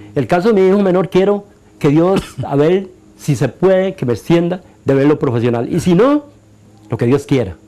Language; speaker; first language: Spanish; native; Spanish